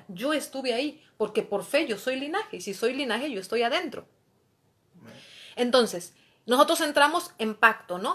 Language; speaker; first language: Spanish; native; Spanish